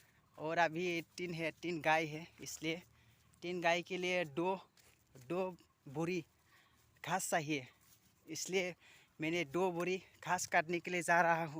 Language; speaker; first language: Hindi; non-native, local second language; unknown